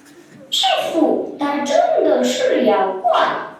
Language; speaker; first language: Chinese; non-native, learner; Mongolian